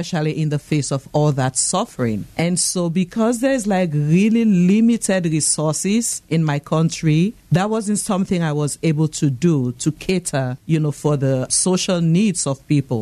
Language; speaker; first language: English; non-native, local second language; Krio